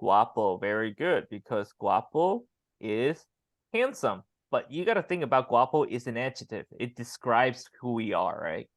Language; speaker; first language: English; non-native, fluent; Chinese